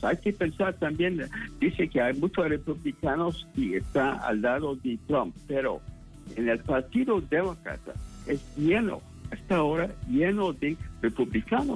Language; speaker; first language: Spanish; non-native, fluent; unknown